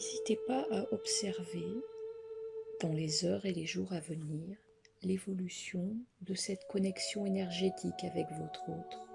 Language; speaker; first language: French; native; French